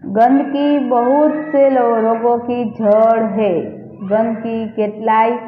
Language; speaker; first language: Hindi; non-native, local second language; Gujarati